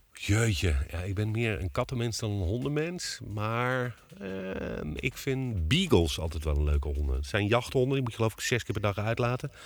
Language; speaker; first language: Dutch; native; Dutch